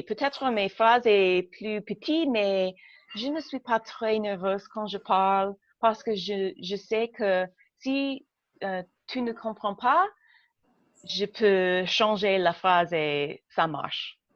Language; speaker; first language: French; non-native, learner; English